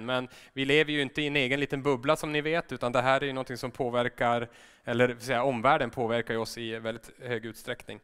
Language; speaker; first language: Swedish; native; Swedish